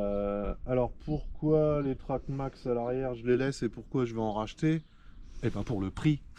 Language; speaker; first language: French; native; French